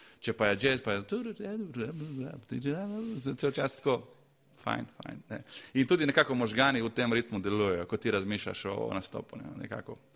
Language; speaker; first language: Slovenian; early bilingual, other home language; Croatian